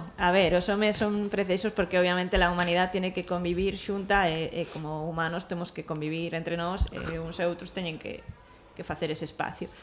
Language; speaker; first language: Galician; non-native, local second language; Spanish